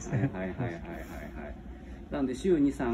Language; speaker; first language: Japanese; native; Japanese